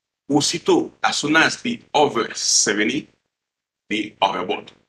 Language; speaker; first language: English; non-native, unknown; Haitian Creole